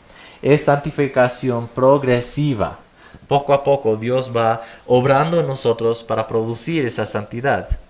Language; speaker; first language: Spanish; non-native, fluent; English